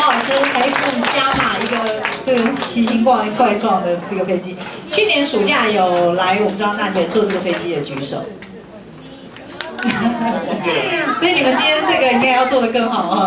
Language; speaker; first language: Chinese; native; Chinese